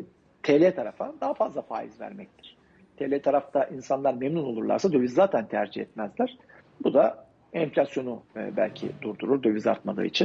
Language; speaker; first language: Turkish; native; Turkish